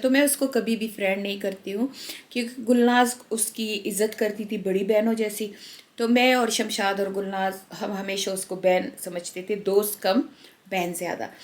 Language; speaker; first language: Urdu; non-native, local second language; Pashto